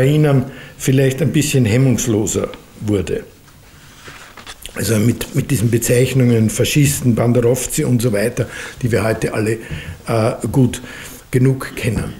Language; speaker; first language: German; native; German